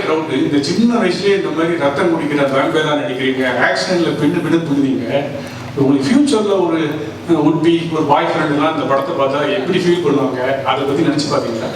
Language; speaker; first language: Tamil; native; Tamil